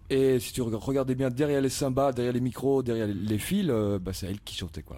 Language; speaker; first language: French; native; French